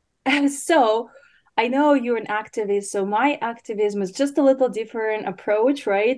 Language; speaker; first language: English; non-native, fluent; Ukrainian